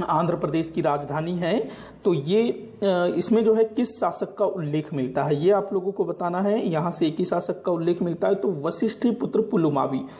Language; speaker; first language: Hindi; non-native, local second language; Marathi